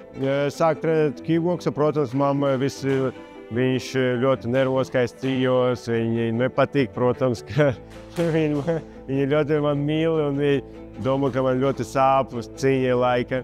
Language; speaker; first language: Latvian; non-native, local second language; Russian